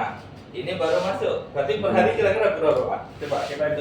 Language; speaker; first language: Indonesian; native; Indonesian